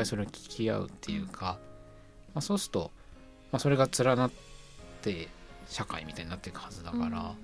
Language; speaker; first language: Japanese; native; Japanese